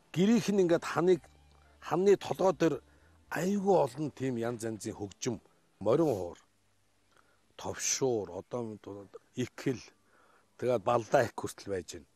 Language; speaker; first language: Mongolian; native; Mongolian